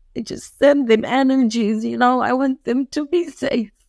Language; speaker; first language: English; non-native, fluent; Hebrew